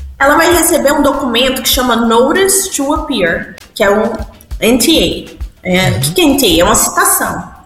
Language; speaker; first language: Portuguese; early bilingual, heritage; Portuguese